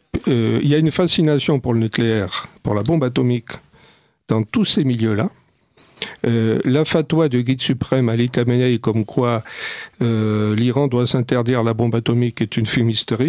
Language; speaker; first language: French; native; French